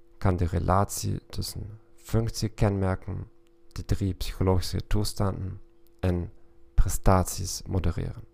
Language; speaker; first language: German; non-native, learner; Dutch